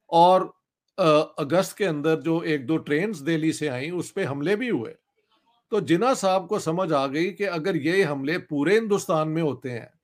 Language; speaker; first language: Urdu; non-native, local second language; Punjabi